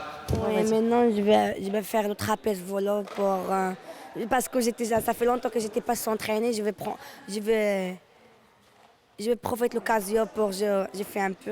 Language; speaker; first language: French; non-native, learner; Arabic